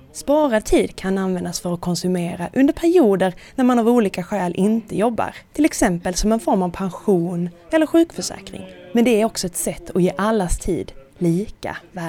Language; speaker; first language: Swedish; native; Swedish